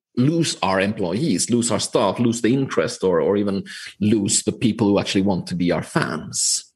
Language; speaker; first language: English; non-native, fluent; Finnish